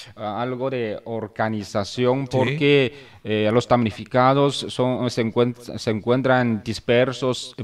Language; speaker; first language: Spanish; non-native, fluent; Chinese